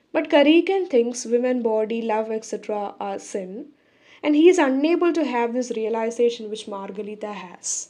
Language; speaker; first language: English; non-native, local second language; Malayalam